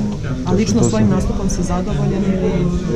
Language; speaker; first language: Bosnian; native; Bosnian